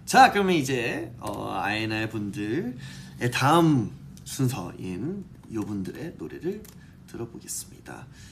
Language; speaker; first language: Korean; early bilingual, heritage; Korean